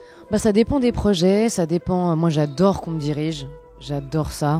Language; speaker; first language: French; native; French